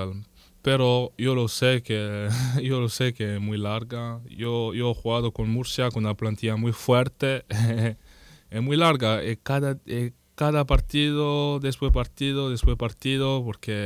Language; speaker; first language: Spanish; non-native, learner; French